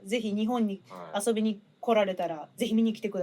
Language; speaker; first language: Japanese; native; Japanese